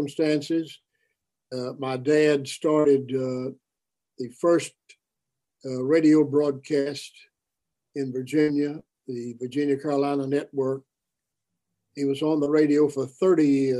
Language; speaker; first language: English; native; English